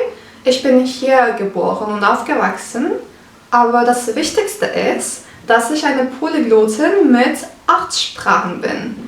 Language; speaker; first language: German; non-native, fluent; Turkish